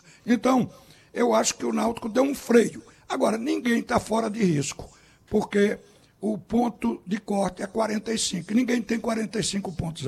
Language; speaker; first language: Portuguese; native; Portuguese